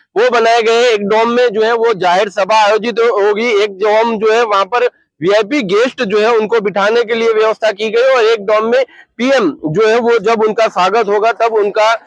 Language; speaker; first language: Hindi; non-native, local second language; Gujarati